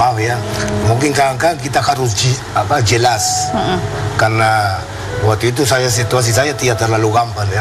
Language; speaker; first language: Indonesian; non-native, fluent; Spanish